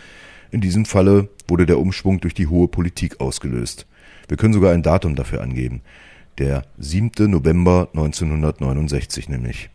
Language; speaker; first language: German; native; German